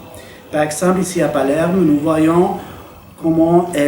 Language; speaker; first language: French; non-native, fluent; Spanish